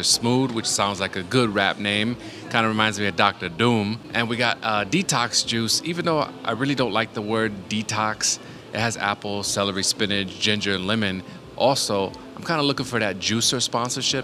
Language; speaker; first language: English; native; English